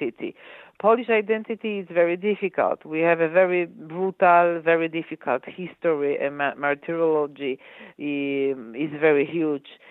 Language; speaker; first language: English; non-native, fluent; Polish